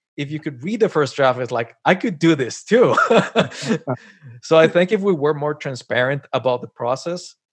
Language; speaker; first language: English; non-native, fluent; Spanish